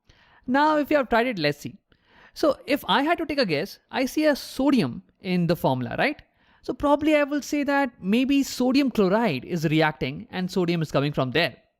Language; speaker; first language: English; non-native, local second language; Hindi